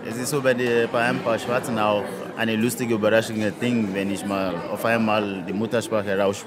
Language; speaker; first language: German; non-native, fluent; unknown